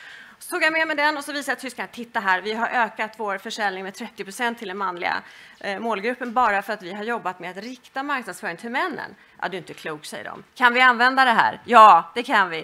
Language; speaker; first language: Swedish; native; Swedish